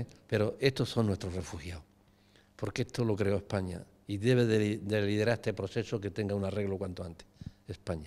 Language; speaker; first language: Spanish; native; Spanish